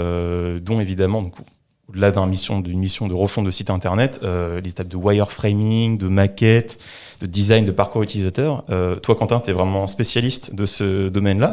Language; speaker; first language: French; native; French